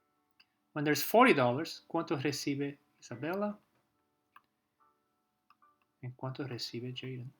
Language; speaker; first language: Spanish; non-native, fluent; English